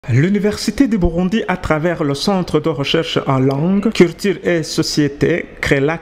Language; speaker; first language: French; non-native, local second language; Rundi